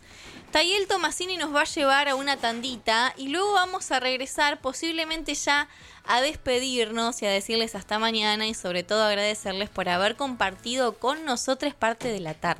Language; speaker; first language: Spanish; native; Spanish